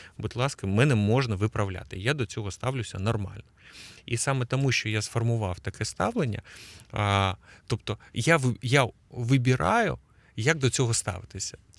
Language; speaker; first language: Ukrainian; native; Ukrainian